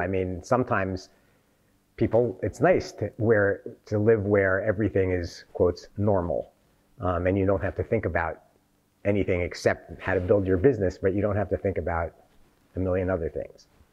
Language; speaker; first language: English; native; English